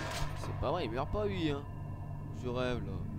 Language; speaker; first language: French; native; French